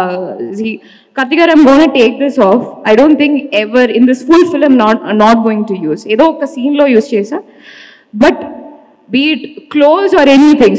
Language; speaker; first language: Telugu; non-native, learner; Malayalam